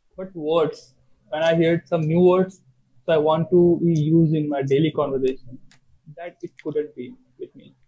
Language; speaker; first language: English; non-native, local second language; Urdu